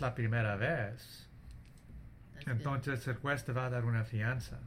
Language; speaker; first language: Spanish; early bilingual, heritage; English